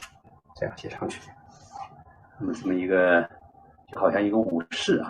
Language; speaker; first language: Chinese; native; Chinese